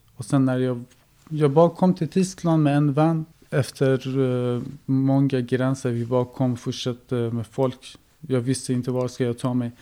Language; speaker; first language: Swedish; non-native, fluent; Persian